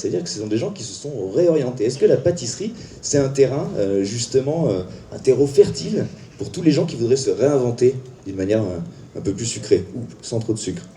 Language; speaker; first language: French; native; French